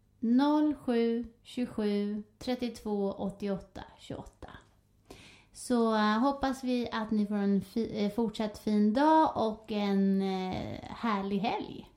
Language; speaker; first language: Swedish; native; Swedish